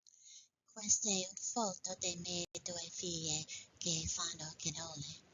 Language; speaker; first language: Italian; non-native, learner; English